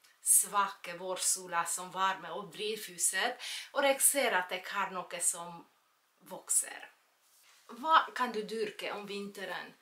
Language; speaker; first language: Norwegian; non-native, fluent; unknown